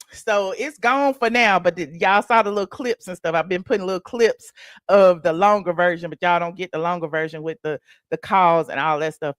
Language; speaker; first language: English; native; English